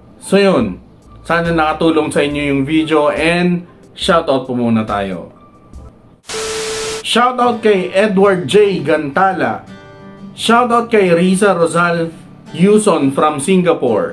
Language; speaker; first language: Filipino; native; Filipino